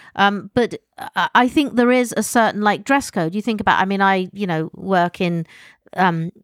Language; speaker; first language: English; native; English